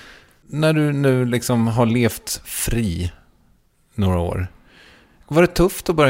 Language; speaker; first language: Swedish; native; Swedish